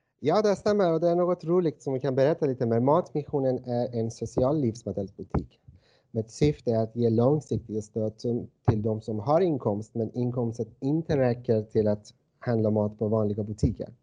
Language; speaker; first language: Swedish; non-native, fluent; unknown